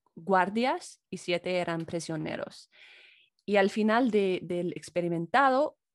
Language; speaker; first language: Spanish; non-native, fluent; English